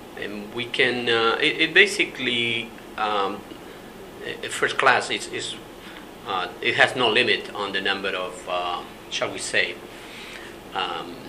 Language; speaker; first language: English; non-native, fluent; Spanish